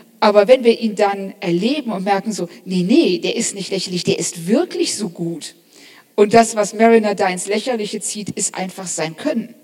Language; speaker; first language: German; native; German